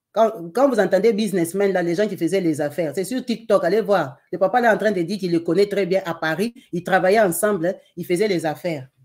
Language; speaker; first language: French; non-native, local second language; Lingala